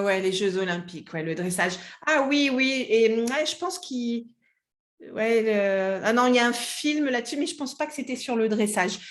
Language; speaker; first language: French; native; French